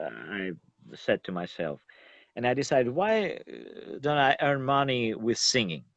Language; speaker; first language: English; non-native, learner; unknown